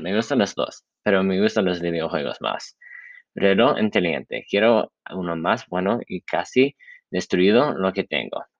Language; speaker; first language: Spanish; non-native, learner; English